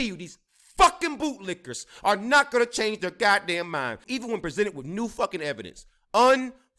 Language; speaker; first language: English; native; English